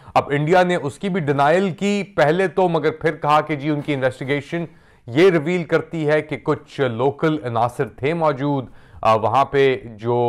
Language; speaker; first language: Urdu; native; Urdu